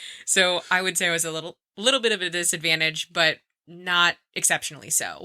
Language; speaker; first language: English; native; English